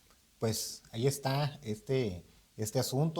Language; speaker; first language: Spanish; native; Spanish